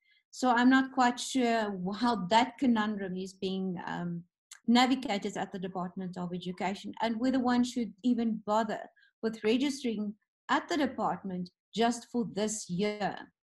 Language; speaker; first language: English; non-native, local second language; Afrikaans